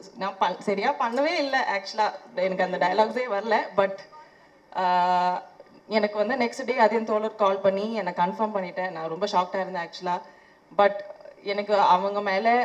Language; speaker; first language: Tamil; non-native, fluent; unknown